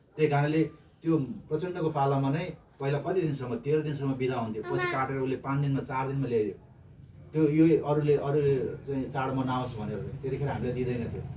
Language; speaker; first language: Nepali; non-native, local second language; Eastern Tamang